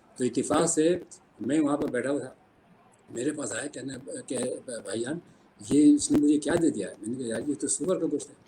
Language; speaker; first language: Urdu; native; Urdu